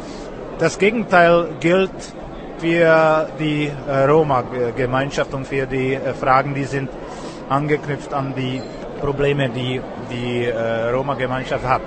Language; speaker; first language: German; non-native, fluent; Czech